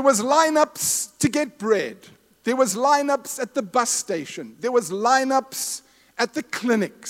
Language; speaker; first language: English; native; English